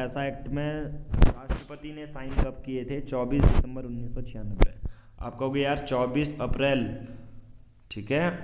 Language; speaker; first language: Hindi; native; Hindi